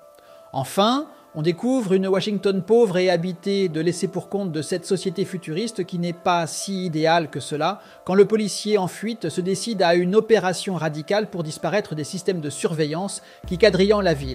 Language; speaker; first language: French; native; French